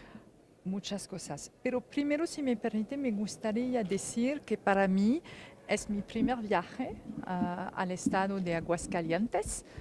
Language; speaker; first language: Spanish; non-native, fluent; French